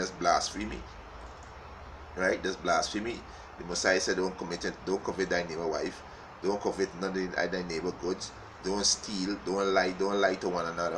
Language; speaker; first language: English; native; English